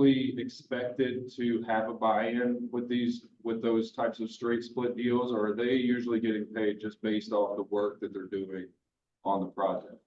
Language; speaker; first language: English; native; English